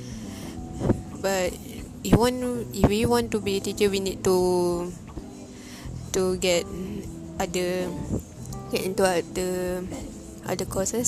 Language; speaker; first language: English; non-native, local second language; Malay